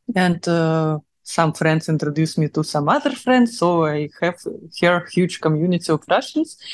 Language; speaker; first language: English; non-native, learner; Russian